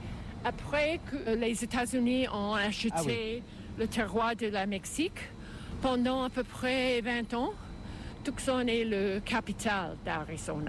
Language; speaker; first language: French; non-native, learner; English